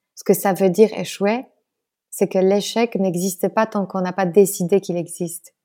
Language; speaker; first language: French; non-native, fluent; Polish